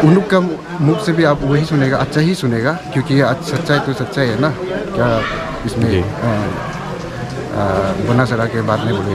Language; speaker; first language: Hindi; non-native, local second language; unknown